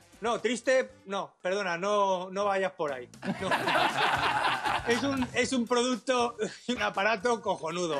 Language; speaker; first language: Spanish; native; Spanish